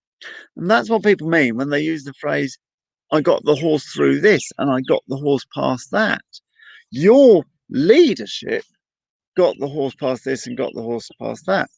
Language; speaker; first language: English; native; English